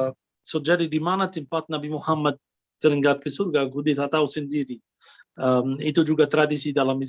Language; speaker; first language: Indonesian; non-native, fluent; Arabic